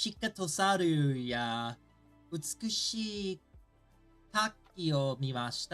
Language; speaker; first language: Japanese; non-native, learner; English